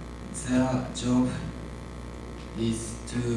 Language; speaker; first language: English; non-native, learner; Japanese